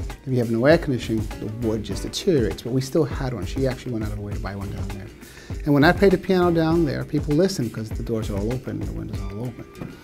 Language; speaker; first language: English; early bilingual, other home language; Spanish